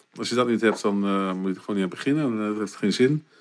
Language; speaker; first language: Dutch; native; Dutch